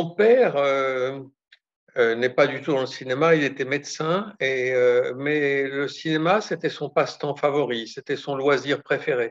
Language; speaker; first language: French; native; French